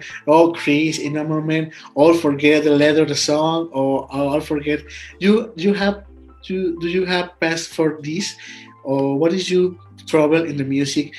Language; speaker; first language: English; non-native, learner; Spanish